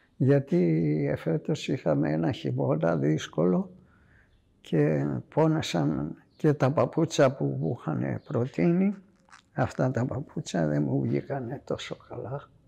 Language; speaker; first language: Greek; native; Greek